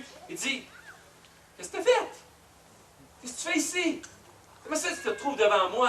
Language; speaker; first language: French; native; French